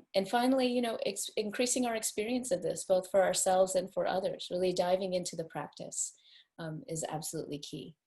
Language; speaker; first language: English; native; English